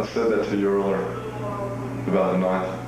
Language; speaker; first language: English; native; English